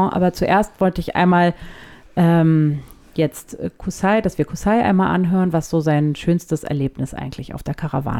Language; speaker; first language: German; native; German